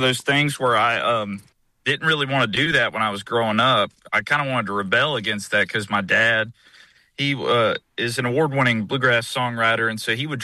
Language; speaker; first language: English; native; English